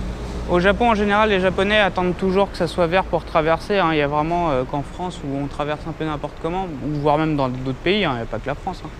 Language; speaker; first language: French; native; French